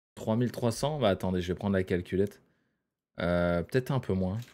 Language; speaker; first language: French; native; French